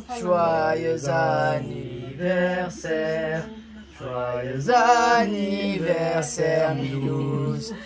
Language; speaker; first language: French; native; French